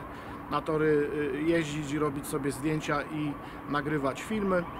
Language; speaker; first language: Polish; native; Polish